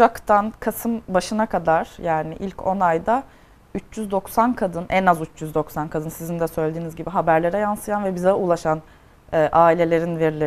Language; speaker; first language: Turkish; native; Turkish